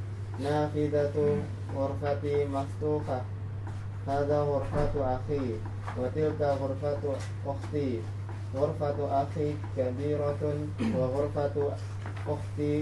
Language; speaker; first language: Arabic; non-native, learner; Indonesian